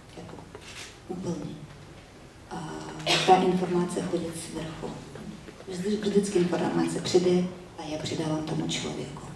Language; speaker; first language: Czech; non-native, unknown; Russian